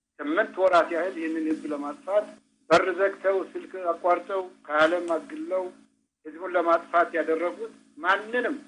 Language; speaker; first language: Amharic; non-native, local second language; Tigrinya